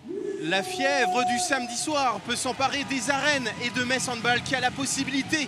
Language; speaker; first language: French; native; French